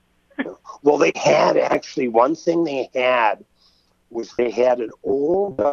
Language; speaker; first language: English; native; English